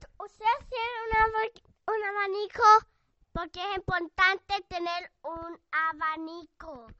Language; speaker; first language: Spanish; early bilingual, heritage; Spanish